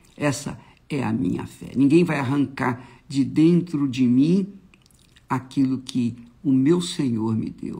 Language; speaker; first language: Portuguese; native; Portuguese